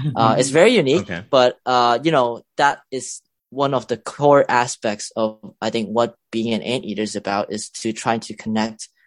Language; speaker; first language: English; non-native, local second language; Cantonese